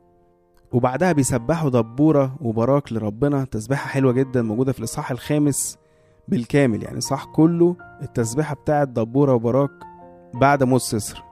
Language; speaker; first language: Arabic; native; Arabic